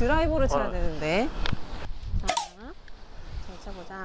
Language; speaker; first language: Korean; native; Korean